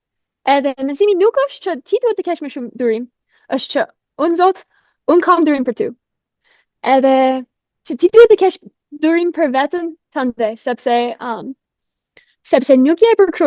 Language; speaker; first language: Albanian; non-native, fluent; English